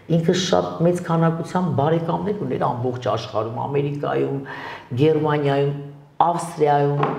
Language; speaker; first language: Armenian; native; Armenian